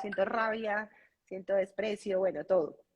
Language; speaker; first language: Spanish; native; Spanish